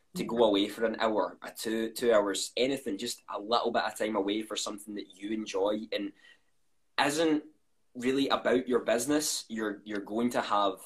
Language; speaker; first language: English; native; English